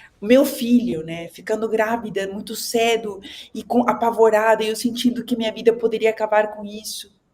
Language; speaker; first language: Portuguese; non-native, fluent; Spanish